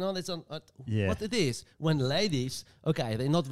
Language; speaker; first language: English; non-native, learner; Polish